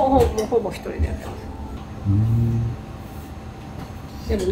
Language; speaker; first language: Japanese; native; Japanese